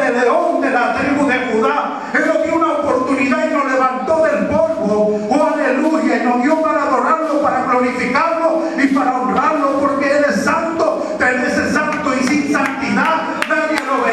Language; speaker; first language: Spanish; native; Spanish